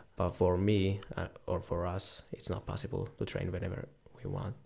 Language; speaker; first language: English; non-native, learner; Finnish